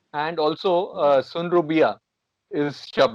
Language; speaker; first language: Hindi; native; Hindi